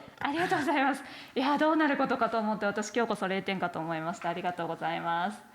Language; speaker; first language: Japanese; native; Japanese